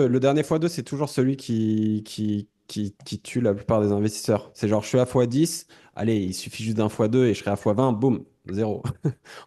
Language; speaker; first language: French; native; French